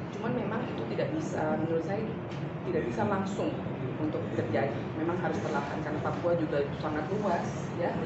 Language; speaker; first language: Indonesian; native; Indonesian